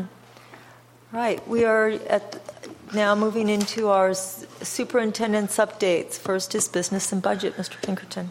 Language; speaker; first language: English; native; English